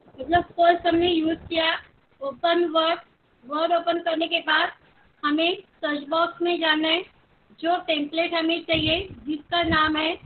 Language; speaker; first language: Hindi; non-native, local second language; Marathi